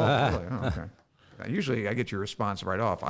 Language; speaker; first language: English; native; English